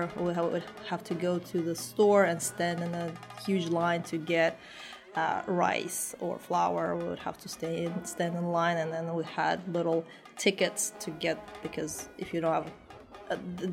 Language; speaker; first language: English; non-native, fluent; Uzbek